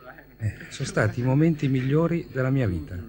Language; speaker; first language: Italian; native; Italian